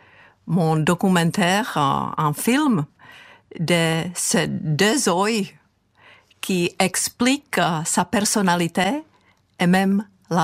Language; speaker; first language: French; non-native, fluent; Czech